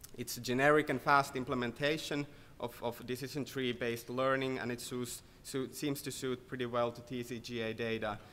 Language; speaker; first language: English; non-native, fluent; Finnish